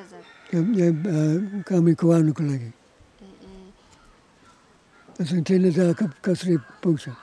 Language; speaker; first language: Nepali; non-native, learner; English